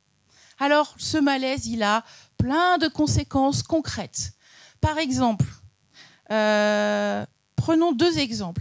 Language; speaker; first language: French; native; French